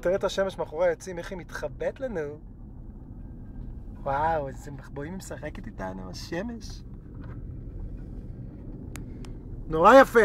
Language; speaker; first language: Hebrew; native; Hebrew